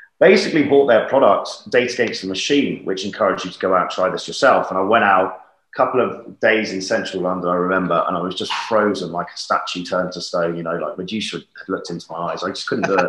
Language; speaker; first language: English; native; English